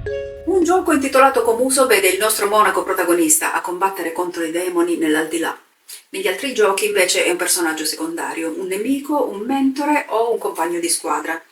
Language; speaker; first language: Italian; native; Italian